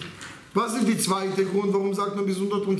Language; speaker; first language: German; non-native, learner; Hebrew